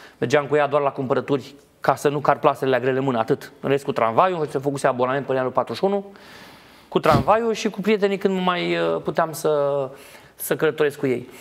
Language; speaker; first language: Romanian; native; Romanian